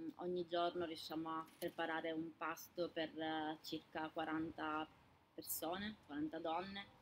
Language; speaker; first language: Italian; native; Italian